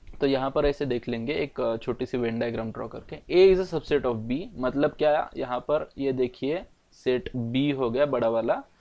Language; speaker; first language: Hindi; non-native, local second language; Marathi